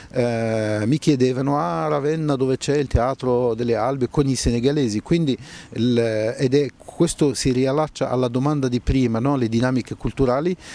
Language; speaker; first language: Italian; non-native, fluent; Arabic